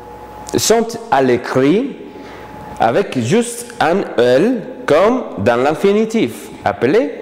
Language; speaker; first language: French; non-native, fluent; Spanish